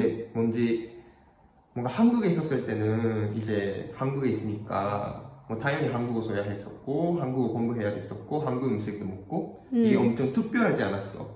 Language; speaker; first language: Korean; non-native, fluent; Japanese